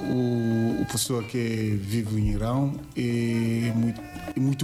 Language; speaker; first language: Portuguese; non-native, learner; Yoruba